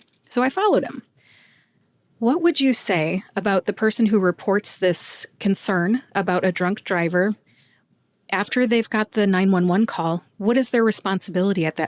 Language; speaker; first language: English; native; English